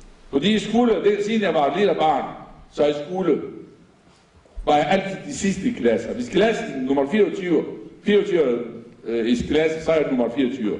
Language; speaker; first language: Danish; non-native, fluent; Arabic